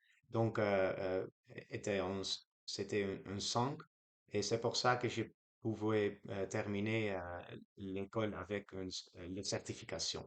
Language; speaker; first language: French; non-native, learner; Dutch